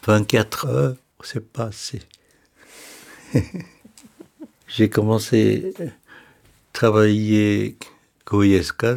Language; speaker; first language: French; non-native, fluent; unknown